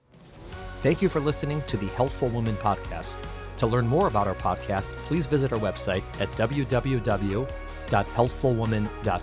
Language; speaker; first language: English; native; English